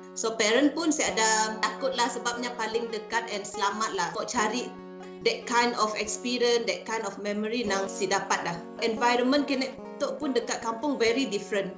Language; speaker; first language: Malay; non-native, local second language; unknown